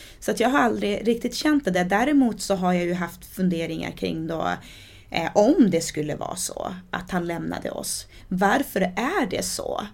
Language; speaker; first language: Swedish; early bilingual, other home language; Portuguese